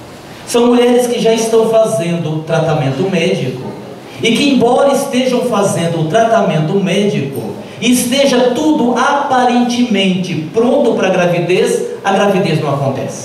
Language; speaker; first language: Portuguese; native; Portuguese